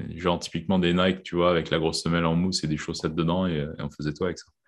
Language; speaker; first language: French; native; French